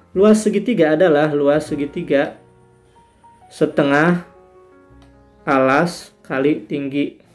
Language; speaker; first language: Indonesian; native; Indonesian